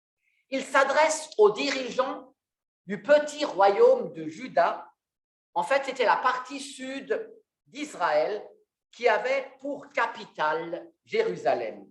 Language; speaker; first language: French; native; French